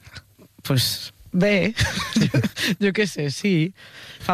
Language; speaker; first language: Catalan; non-native, learner; Spanish